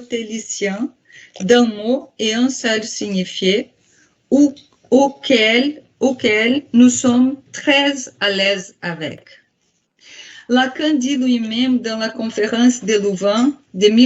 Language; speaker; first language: French; non-native, fluent; Portuguese